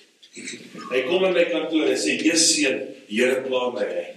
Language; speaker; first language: Afrikaans; non-native, fluent; English